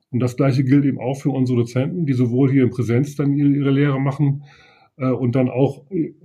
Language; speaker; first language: German; native; German